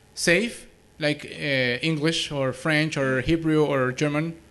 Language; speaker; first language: English; non-native, fluent; Spanish